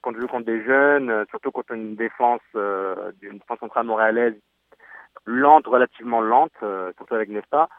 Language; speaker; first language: French; native; French